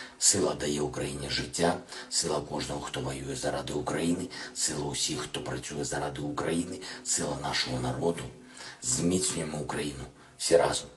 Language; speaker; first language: Ukrainian; non-native, local second language; Russian